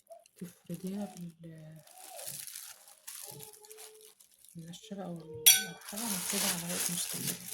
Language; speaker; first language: Arabic; native; Arabic